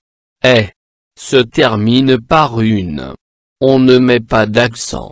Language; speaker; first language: French; non-native, local second language; Arabic